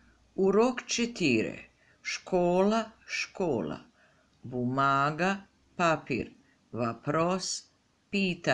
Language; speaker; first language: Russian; non-native, fluent; Serbian